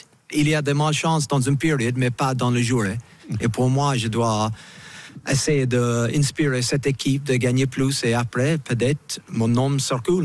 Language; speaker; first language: French; non-native, fluent; English